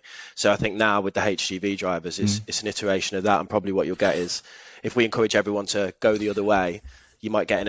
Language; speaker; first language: English; native; English